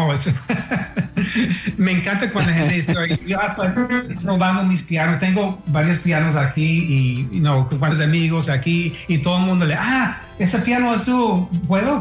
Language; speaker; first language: Spanish; non-native, fluent; English